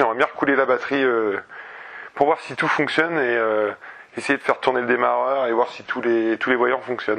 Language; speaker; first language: French; native; French